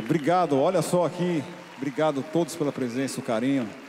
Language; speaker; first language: Portuguese; native; Portuguese